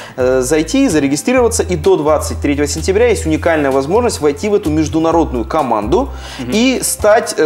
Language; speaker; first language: Russian; native; Russian